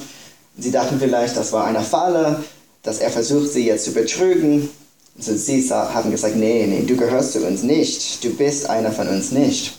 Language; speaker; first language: German; non-native, fluent; English